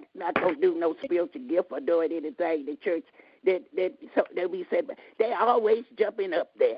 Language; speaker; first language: English; native; English